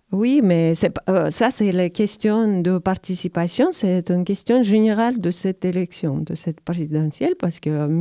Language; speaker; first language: French; non-native, learner; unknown